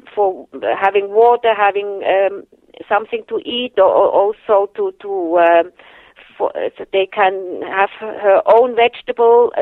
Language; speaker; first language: English; non-native, fluent; Swiss German